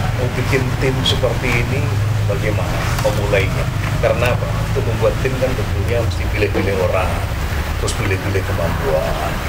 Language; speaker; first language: Indonesian; non-native, local second language; Javanese